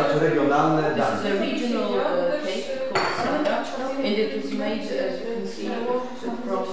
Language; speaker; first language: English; non-native, learner; Polish